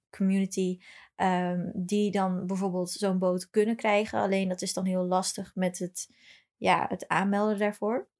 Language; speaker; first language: Dutch; early bilingual, other home language; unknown